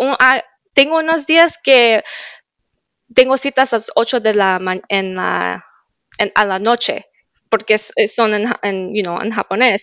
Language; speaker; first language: Spanish; early bilingual, heritage; Spanish